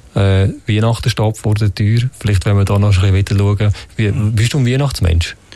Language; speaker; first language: German; native; German